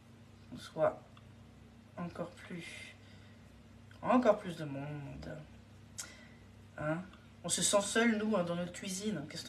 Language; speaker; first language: French; native; French